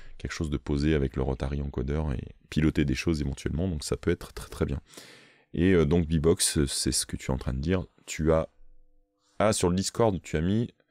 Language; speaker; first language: French; native; French